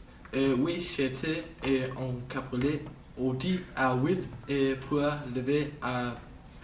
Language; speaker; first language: French; non-native, learner; Danish